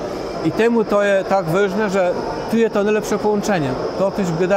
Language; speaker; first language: Polish; non-native, local second language; Kashubian